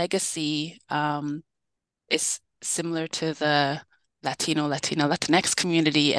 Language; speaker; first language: English; native; English